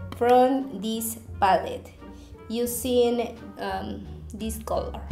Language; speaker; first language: English; non-native, learner; Spanish